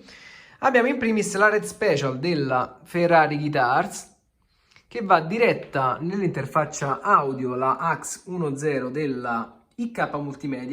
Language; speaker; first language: Italian; native; Italian